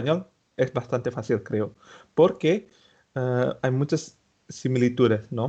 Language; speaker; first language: Spanish; non-native, fluent; Indonesian